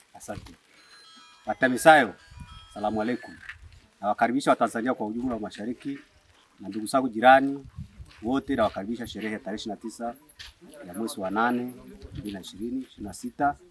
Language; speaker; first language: Swahili; non-native, local second language; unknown